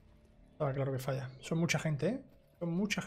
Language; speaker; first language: Spanish; native; Spanish